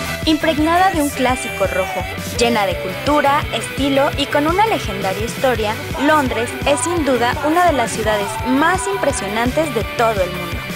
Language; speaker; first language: Spanish; native; Spanish